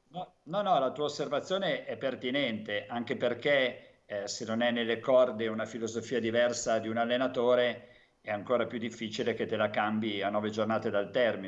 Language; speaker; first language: Italian; native; Italian